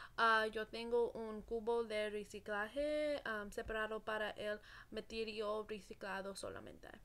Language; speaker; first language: Spanish; non-native, learner; English